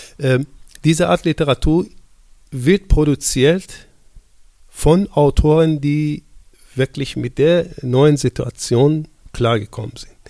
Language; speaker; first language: German; non-native, fluent; Persian